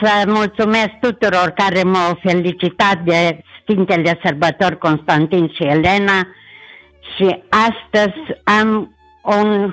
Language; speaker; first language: Romanian; native; Romanian